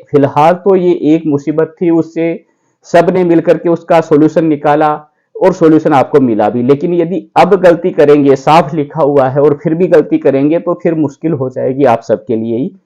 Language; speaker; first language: Hindi; native; Hindi